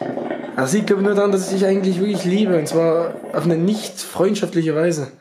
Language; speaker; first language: German; native; German